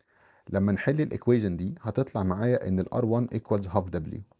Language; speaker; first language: Arabic; native; Arabic